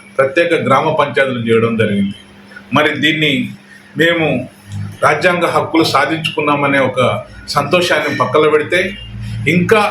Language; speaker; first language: Telugu; non-native, local second language; Lambadi